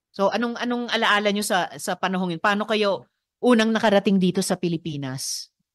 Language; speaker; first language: Filipino; native; Filipino